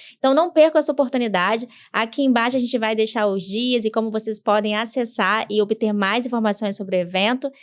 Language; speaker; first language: Portuguese; native; Portuguese